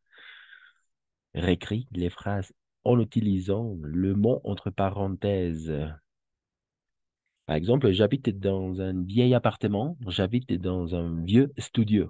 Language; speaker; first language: French; non-native, fluent; Spanish